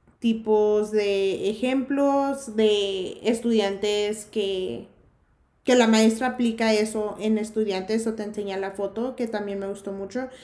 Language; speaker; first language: Spanish; early bilingual, heritage; Spanish